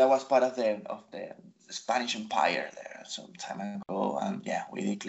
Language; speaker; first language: English; non-native, fluent; Spanish